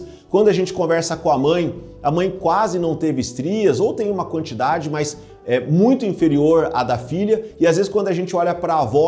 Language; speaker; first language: Portuguese; native; Portuguese